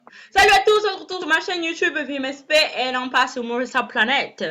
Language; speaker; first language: French; native; French